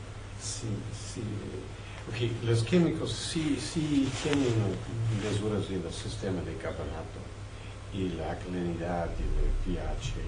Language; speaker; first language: Spanish; non-native, fluent; French